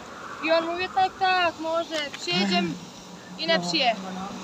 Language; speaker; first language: Polish; non-native, learner; Croatian